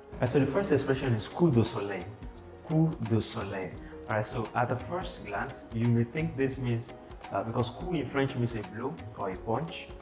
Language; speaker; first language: English; non-native, local second language; Yoruba